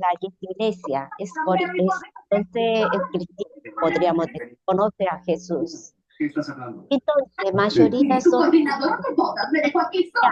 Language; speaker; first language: Spanish; non-native, learner; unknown